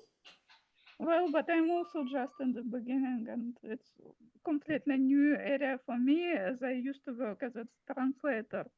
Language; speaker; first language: English; non-native, fluent; Russian